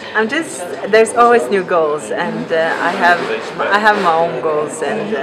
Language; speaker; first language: English; non-native, fluent; Norwegian